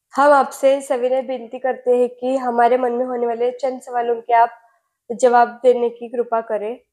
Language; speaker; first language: Hindi; non-native, local second language; Marathi